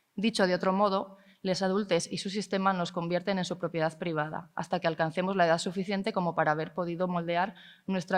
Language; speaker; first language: Spanish; non-native, local second language; Catalan